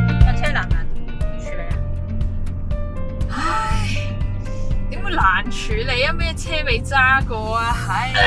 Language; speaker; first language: Chinese; native; Chinese